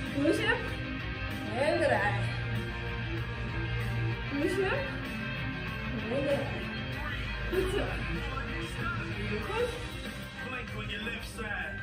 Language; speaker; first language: Dutch; native; Dutch